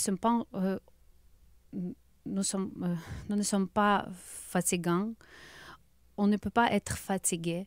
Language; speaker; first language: French; non-native, learner; Ukrainian